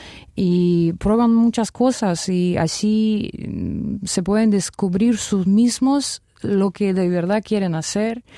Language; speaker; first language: Spanish; non-native, fluent; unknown